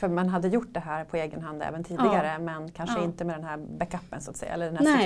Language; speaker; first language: Swedish; native; Swedish